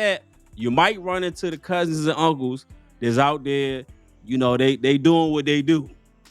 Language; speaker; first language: English; native; English